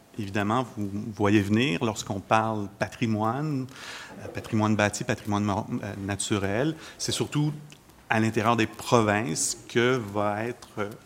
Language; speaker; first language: French; native; French